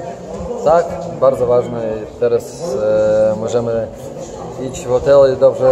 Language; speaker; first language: Polish; non-native, learner; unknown